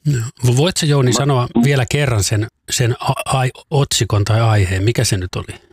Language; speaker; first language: Finnish; native; Finnish